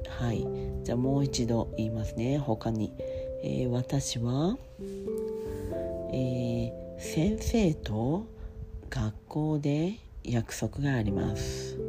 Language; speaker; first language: Japanese; non-native, learner; French